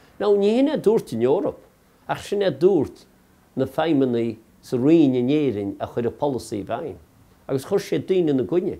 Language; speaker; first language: Irish; native; Irish